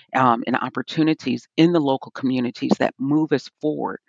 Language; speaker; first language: English; native; English